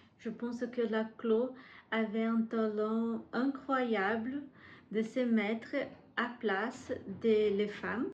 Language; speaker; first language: French; non-native, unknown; Portuguese